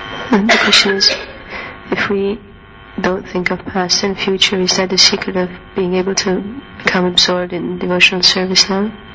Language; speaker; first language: English; non-native, fluent; Hungarian